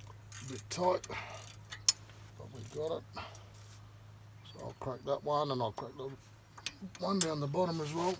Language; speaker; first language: English; native; English